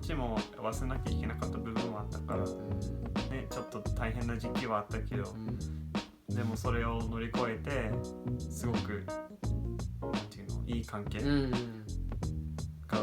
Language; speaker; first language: Japanese; non-native, fluent; English